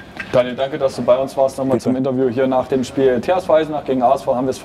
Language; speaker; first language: German; native; German